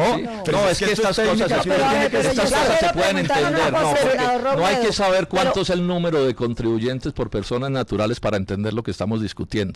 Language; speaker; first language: Spanish; native; Spanish